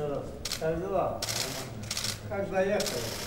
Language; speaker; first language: Russian; non-native, local second language; Turkmen